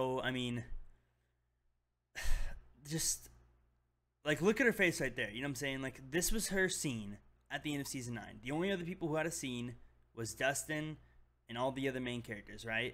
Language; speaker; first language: English; native; English